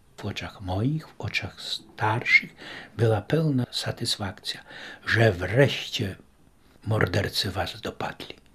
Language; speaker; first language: Polish; native; Polish